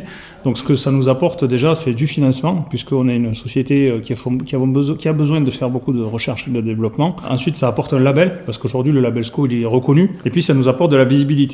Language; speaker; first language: French; native; French